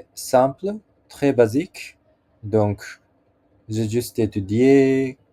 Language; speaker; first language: French; non-native, learner; Japanese